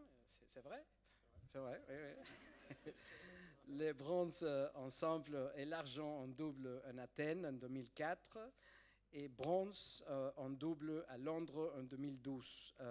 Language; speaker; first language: French; non-native, fluent; Spanish